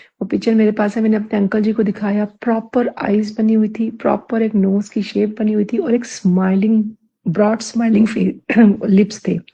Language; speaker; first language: Hindi; native; Hindi